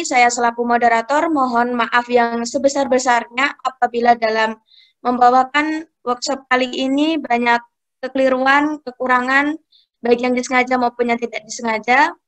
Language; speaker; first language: Indonesian; native; Indonesian